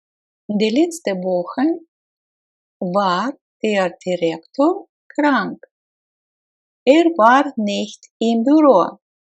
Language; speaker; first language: German; non-native, fluent; Russian